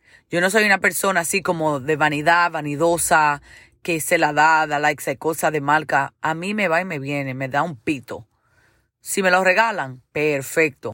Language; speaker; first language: Spanish; early bilingual, heritage; Spanish